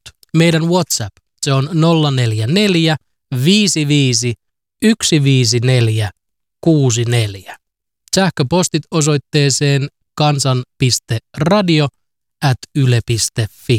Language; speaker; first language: Finnish; native; Finnish